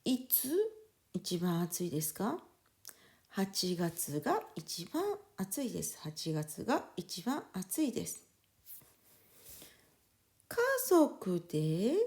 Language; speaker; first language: Japanese; non-native, fluent; French